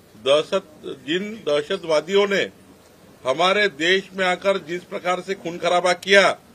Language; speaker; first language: Hindi; non-native, local second language; Marathi